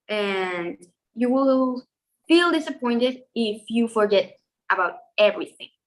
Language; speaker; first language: English; non-native, fluent; Spanish